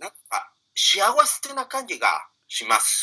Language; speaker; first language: Japanese; non-native, learner; Spanish